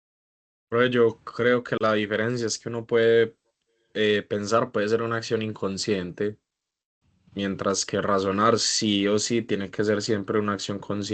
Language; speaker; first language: Spanish; native; Spanish